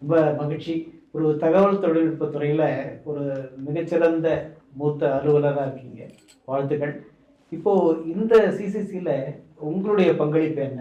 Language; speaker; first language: Tamil; native; Tamil